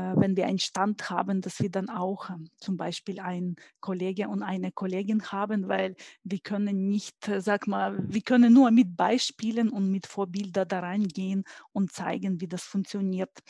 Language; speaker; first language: German; non-native, fluent; Ukrainian